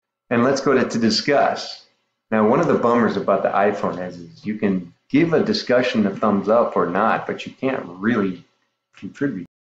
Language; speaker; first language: English; native; English